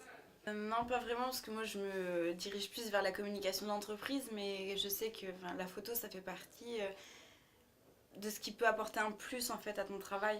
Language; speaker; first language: French; native; French